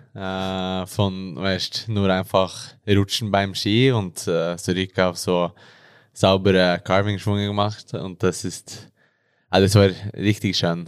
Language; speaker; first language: German; non-native, learner; Norwegian